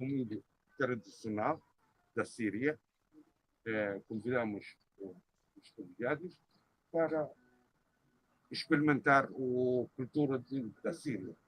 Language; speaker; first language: Portuguese; non-native, learner; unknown